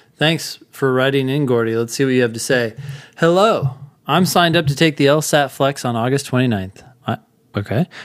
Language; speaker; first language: English; native; English